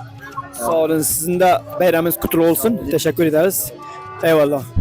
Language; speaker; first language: Turkish; non-native, learner; Uzbek